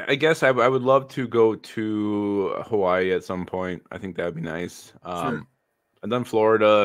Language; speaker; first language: English; native; English